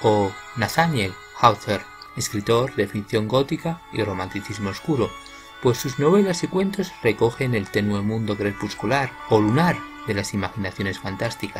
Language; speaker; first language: Spanish; native; Spanish